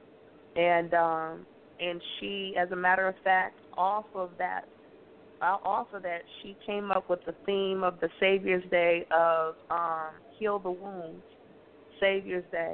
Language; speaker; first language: English; native; English